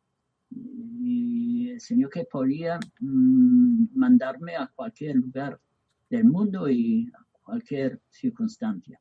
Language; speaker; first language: Spanish; non-native, fluent; English